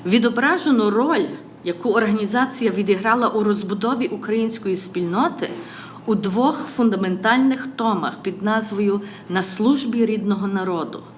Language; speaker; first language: Ukrainian; early bilingual, other home language; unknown